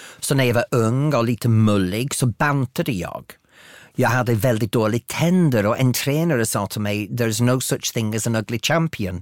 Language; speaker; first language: Swedish; non-native, fluent; English